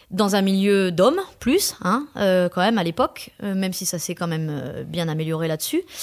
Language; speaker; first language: French; native; French